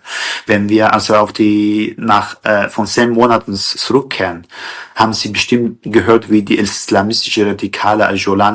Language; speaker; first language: German; non-native, fluent; Kurdish